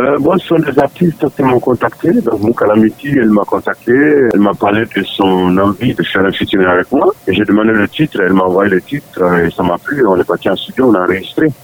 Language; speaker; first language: French; non-native, local second language; Dyula